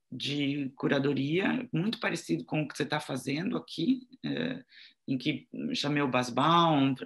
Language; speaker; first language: Portuguese; non-native, fluent; French